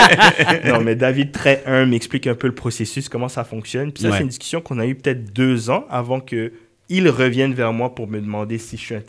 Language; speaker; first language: French; native; French